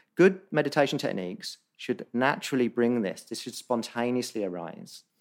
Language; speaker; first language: English; native; English